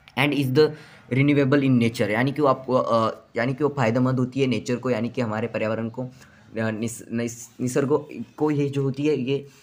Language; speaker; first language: Hindi; non-native, local second language; Marathi